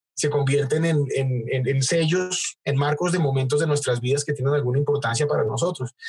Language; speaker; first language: Spanish; native; Spanish